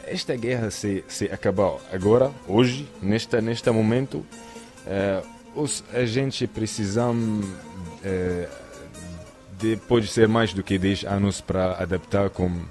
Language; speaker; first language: Portuguese; non-native, fluent; Arabic